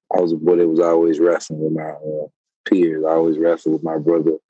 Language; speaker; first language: English; native; English